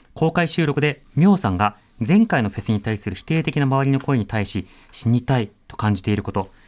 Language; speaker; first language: Japanese; native; Japanese